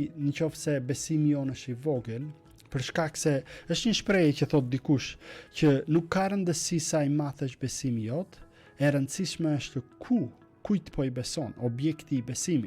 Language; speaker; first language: Albanian; native; Albanian